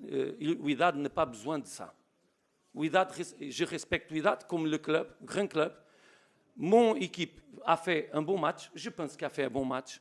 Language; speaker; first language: French; non-native, learner; Portuguese